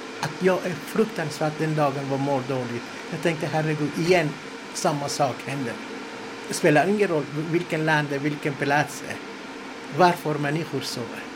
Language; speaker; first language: Swedish; non-native, fluent; Persian